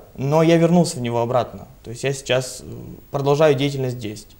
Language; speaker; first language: Russian; native; Russian